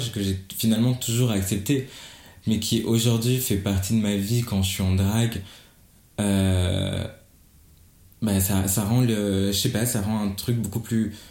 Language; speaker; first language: French; native; French